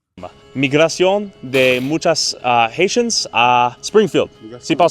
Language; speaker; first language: Spanish; non-native, learner; English